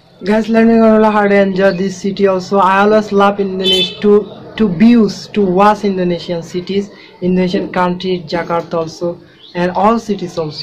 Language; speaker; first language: English; non-native, learner; Bangla